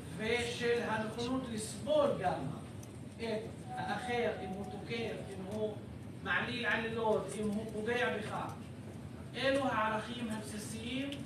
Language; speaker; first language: Hebrew; non-native, local second language; Arabic